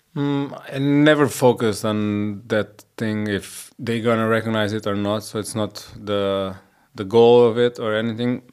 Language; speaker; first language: English; non-native, fluent; Slovenian